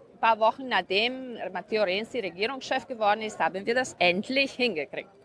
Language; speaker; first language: German; non-native, fluent; Italian